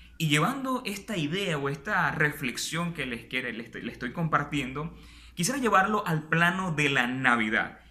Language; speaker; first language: Spanish; native; Spanish